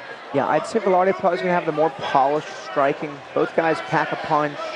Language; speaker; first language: English; native; English